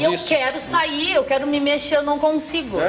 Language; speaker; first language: Portuguese; native; Portuguese